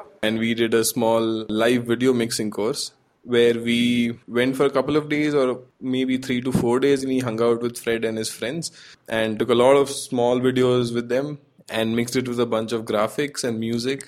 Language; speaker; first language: English; non-native, local second language; Gujarati